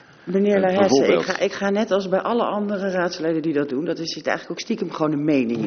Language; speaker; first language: Dutch; native; Dutch